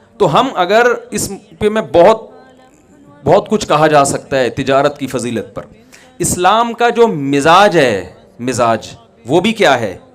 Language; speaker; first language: Urdu; native; Urdu